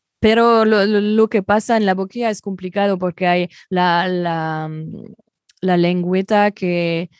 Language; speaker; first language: Spanish; non-native, fluent; French